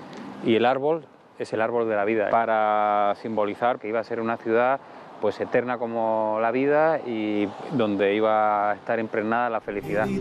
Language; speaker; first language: Spanish; native; Spanish